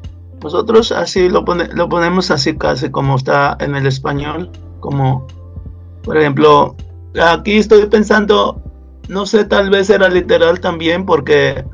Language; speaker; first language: Spanish; non-native, local second language; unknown